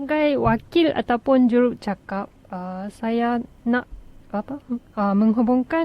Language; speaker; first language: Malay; non-native, fluent; Japanese